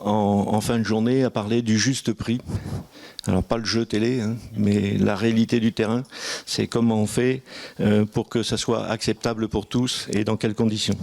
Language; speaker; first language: French; native; French